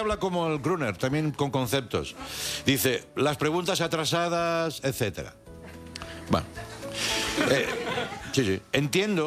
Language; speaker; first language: Spanish; native; Spanish